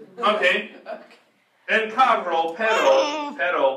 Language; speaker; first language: Spanish; non-native, fluent; English